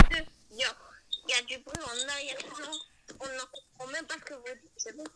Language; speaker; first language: French; native; French